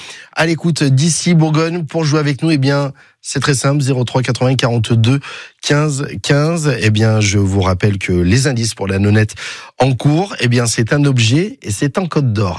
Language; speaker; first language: French; native; French